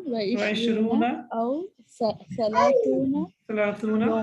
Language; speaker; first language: Arabic; non-native, learner; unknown